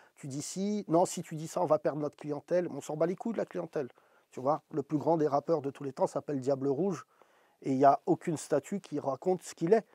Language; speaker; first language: French; native; French